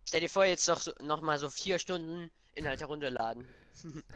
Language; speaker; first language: German; native; German